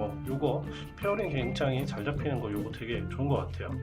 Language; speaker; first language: Korean; native; Korean